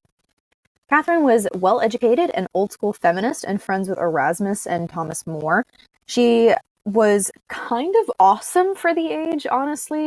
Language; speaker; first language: English; native; English